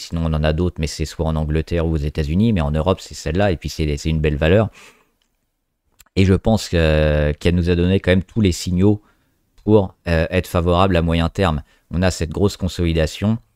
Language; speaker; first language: French; native; French